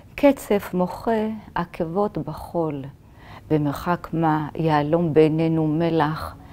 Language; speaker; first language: Hebrew; native; Hebrew